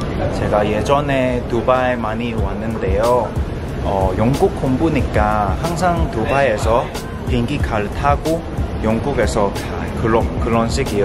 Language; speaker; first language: Korean; non-native, learner; Cantonese